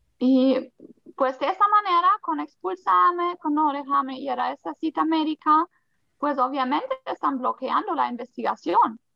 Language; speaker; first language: Spanish; non-native, fluent; German